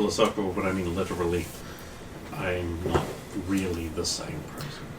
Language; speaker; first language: English; native; English